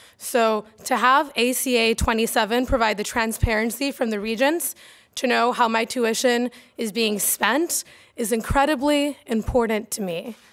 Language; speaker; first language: English; native; English